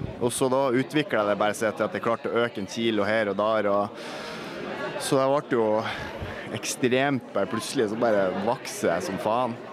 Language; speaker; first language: Norwegian; native; Norwegian